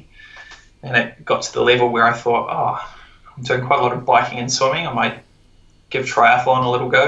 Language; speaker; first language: English; native; English